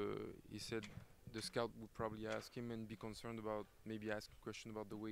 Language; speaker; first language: English; non-native, fluent; French